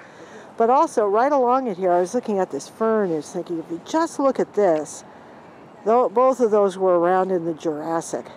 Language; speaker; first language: English; native; English